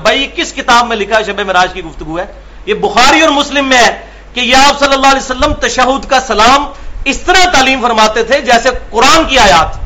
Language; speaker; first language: Urdu; non-native, local second language; Punjabi